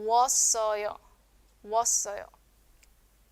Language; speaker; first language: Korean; non-native, fluent; Spanish